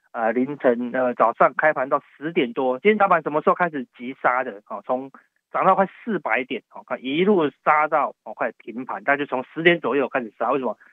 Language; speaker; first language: Chinese; native; Chinese